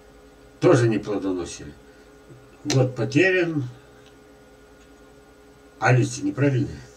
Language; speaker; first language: Russian; native; Russian